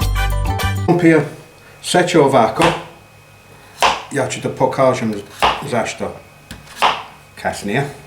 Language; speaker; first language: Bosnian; non-native, learner; English